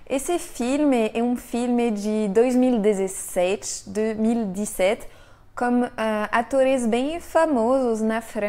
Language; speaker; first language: Portuguese; non-native, fluent; French